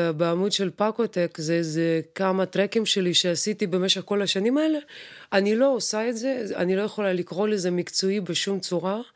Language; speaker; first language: Hebrew; non-native, fluent; Russian